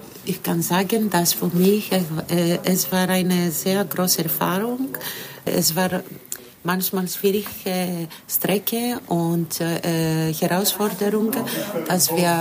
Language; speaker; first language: German; non-native, learner; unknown